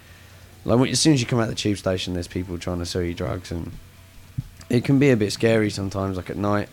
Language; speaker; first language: English; native; English